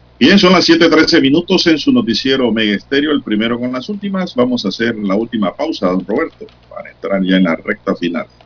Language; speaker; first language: Spanish; native; Spanish